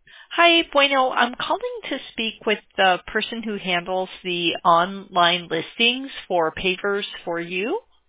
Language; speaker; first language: English; native; English